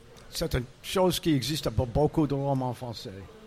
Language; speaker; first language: French; non-native, learner; English